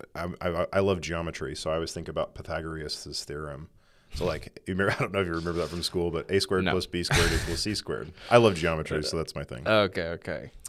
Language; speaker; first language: English; native; English